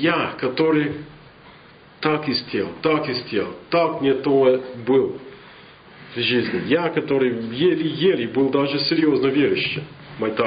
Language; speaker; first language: Russian; non-native, fluent; English